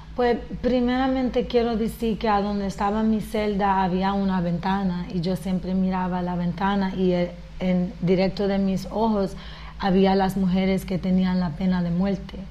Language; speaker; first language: Spanish; early bilingual, heritage; Spanish